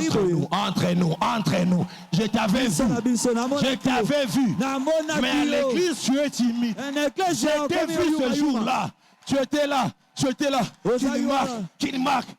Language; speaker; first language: French; non-native, local second language; Lingala